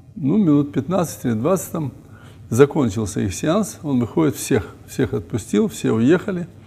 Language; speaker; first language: Russian; native; Russian